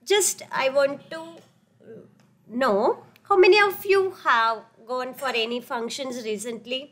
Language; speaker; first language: English; non-native, local second language; Tamil